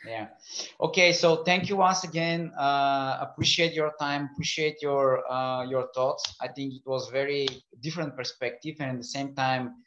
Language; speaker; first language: English; non-native, fluent; Bulgarian